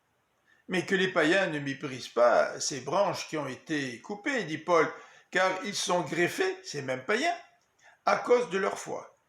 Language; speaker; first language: French; native; French